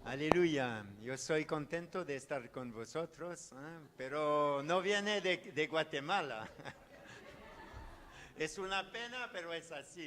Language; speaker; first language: Spanish; non-native, learner; French